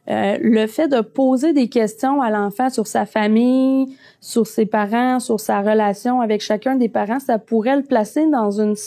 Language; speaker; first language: French; native; French